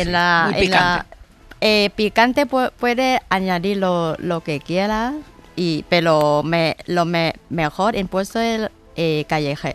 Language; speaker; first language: Spanish; non-native, learner; Thai